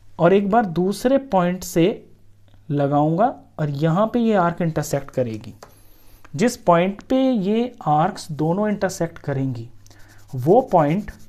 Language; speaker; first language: Hindi; native; Hindi